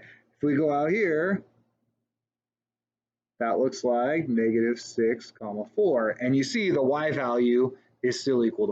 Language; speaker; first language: English; native; English